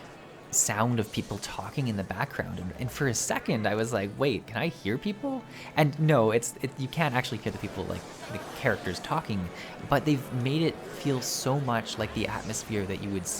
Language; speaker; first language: English; native; English